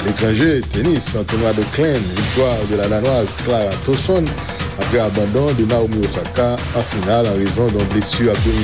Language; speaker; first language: French; non-native, local second language; Haitian Creole